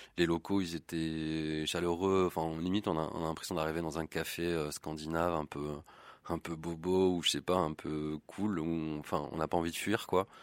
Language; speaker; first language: French; native; French